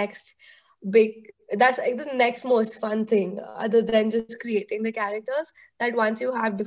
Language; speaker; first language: English; non-native, local second language; Hindi